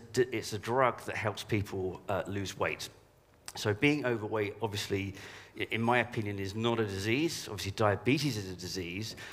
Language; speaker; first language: English; native; English